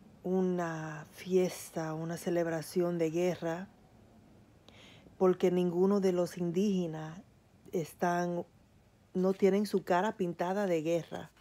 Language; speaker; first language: Spanish; early bilingual, heritage; Spanish